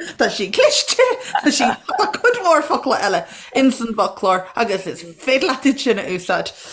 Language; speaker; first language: Irish; native; Irish